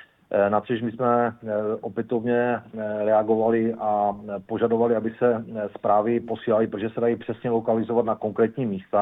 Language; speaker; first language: Czech; native; Czech